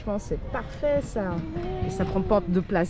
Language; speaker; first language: French; native; French